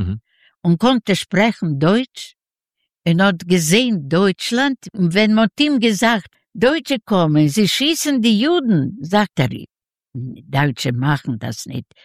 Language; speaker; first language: German; non-native, learner; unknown